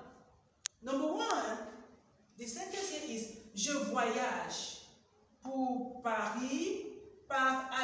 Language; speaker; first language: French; non-native, fluent; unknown